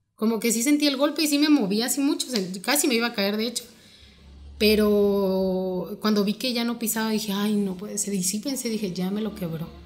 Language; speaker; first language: Spanish; native; Spanish